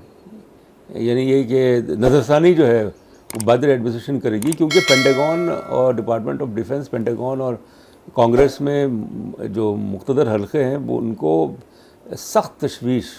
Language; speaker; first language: Urdu; native; Urdu